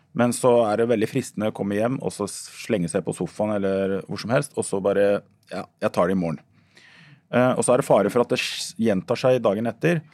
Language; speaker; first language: Norwegian; early bilingual, other home language; Arabic